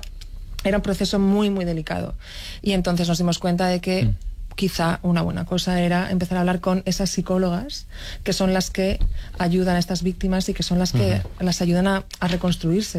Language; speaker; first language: Spanish; native; Spanish